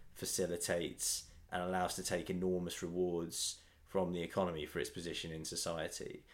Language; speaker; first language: English; native; English